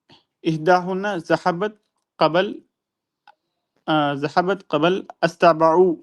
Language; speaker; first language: Arabic; non-native, learner; Urdu